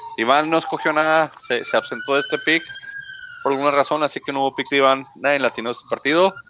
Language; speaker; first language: Spanish; native; Spanish